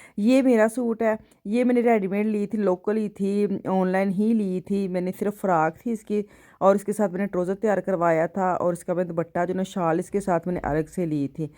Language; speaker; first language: Urdu; non-native, local second language; Punjabi